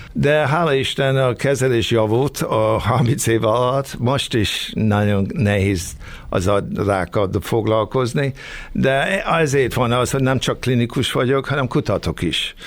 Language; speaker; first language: Hungarian; early bilingual, heritage; Hungarian